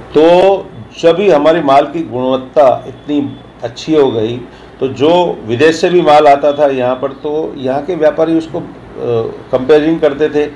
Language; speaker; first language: Hindi; non-native, local second language; Sindhi